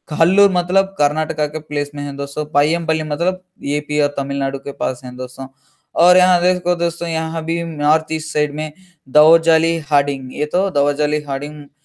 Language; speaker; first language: Hindi; non-native, local second language; Telugu